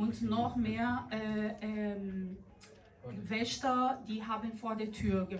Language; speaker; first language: German; non-native, learner; Portuguese